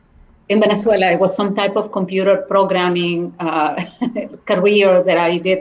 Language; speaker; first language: English; non-native, fluent; Spanish